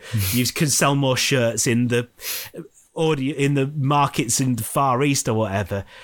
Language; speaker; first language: English; native; English